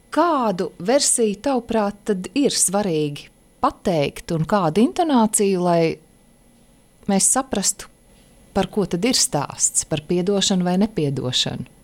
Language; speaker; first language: Latvian; native; Latvian